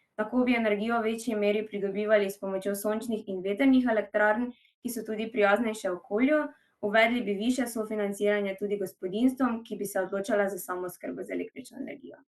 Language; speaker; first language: Slovenian; native; Slovenian